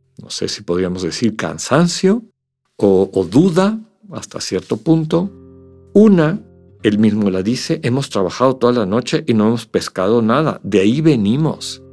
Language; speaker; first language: Spanish; native; Spanish